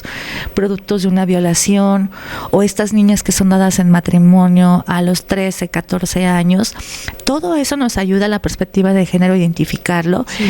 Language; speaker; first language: Spanish; native; Spanish